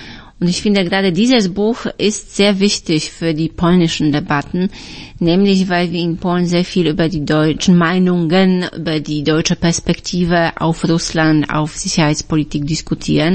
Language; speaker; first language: German; non-native, fluent; Polish